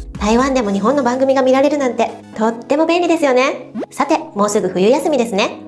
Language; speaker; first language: Japanese; native; Japanese